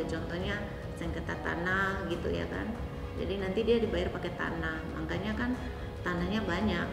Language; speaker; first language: Indonesian; native; Indonesian